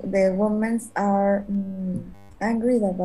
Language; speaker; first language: English; non-native, learner; Spanish